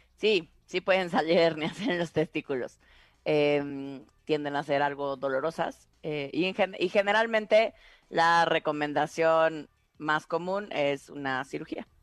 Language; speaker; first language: Spanish; native; Spanish